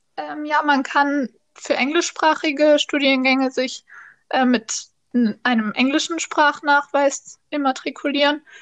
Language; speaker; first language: German; native; German